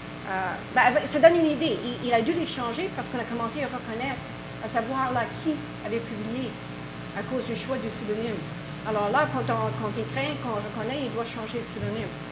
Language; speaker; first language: French; native; French